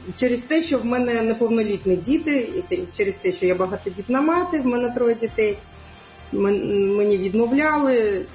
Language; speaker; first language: Ukrainian; non-native, local second language; Crimean Tatar